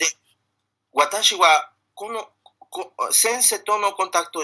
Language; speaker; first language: Japanese; non-native, learner; Spanish